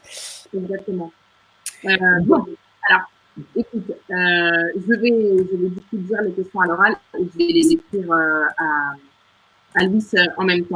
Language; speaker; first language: French; native; French